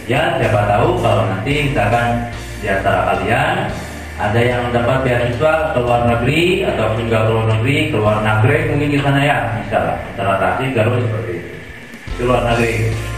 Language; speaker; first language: Indonesian; non-native, local second language; Sundanese